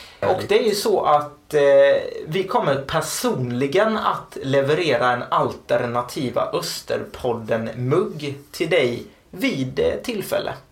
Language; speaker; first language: Swedish; native; Swedish